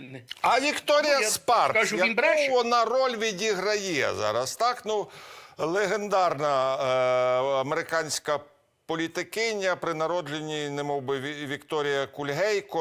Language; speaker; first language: Ukrainian; native; Ukrainian